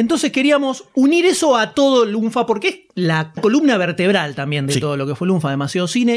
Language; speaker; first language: Spanish; native; Spanish